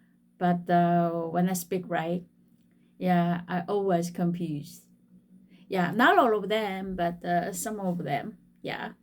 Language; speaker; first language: English; non-native, fluent; Korean